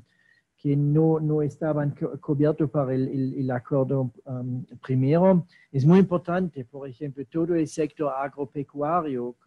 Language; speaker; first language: Spanish; non-native, fluent; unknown